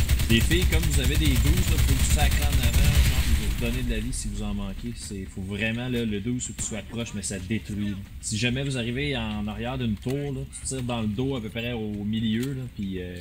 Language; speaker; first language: French; native; French